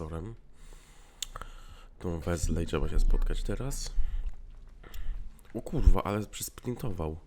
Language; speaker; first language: Polish; native; Polish